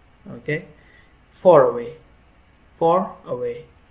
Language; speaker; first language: English; non-native, local second language; Hindi